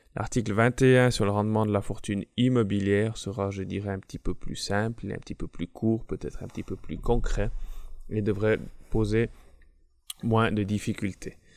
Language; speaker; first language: French; native; French